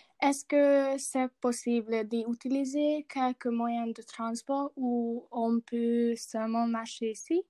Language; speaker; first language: French; non-native, learner; Hungarian